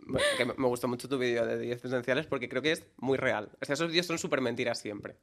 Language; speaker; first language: Spanish; native; Spanish